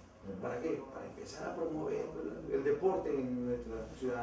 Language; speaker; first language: Spanish; native; Spanish